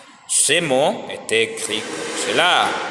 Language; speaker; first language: French; non-native, learner; Spanish